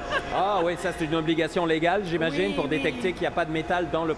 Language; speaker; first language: French; native; French